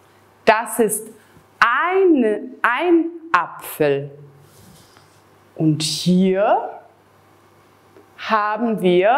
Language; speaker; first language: German; non-native, fluent; Serbian